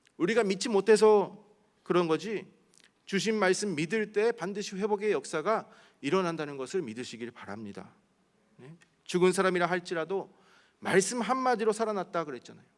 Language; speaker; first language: Korean; early bilingual, heritage; Korean